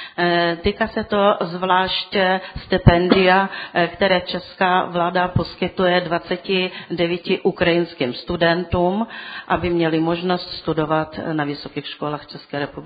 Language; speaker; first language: Czech; non-native, fluent; Ukrainian